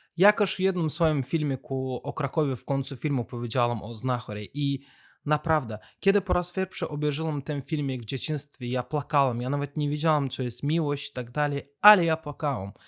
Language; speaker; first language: Polish; non-native, fluent; Azerbaijani